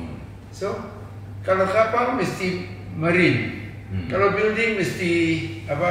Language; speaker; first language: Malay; non-native, local second language; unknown